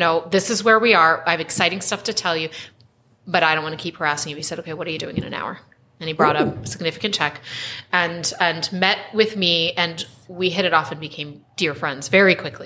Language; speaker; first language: English; native; English